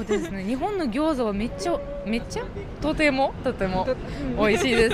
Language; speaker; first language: Japanese; non-native, learner; Lithuanian